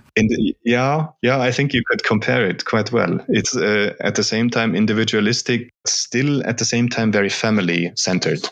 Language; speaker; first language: English; non-native, fluent; German